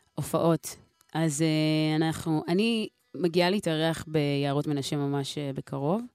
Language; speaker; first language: Hebrew; native; Hebrew